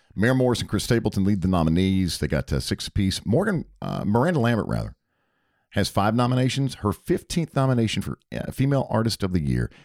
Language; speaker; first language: English; native; English